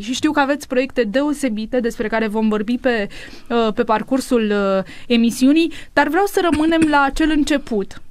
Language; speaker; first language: Romanian; native; Romanian